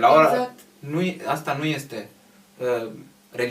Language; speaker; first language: Romanian; non-native, fluent; Arabic